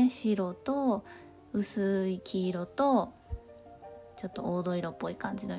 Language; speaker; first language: Japanese; native; Japanese